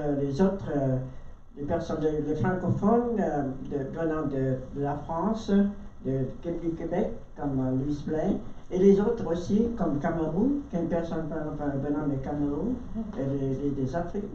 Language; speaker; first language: French; non-native, learner; Vietnamese